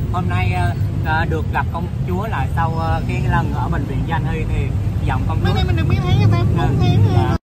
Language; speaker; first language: Vietnamese; native; Vietnamese